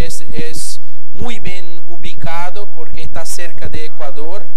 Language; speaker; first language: Spanish; non-native, fluent; Portuguese